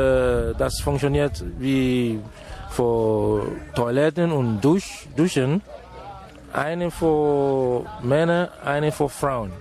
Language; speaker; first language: German; non-native, fluent; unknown